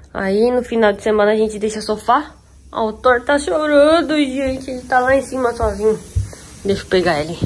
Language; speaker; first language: Portuguese; early bilingual, heritage; Portuguese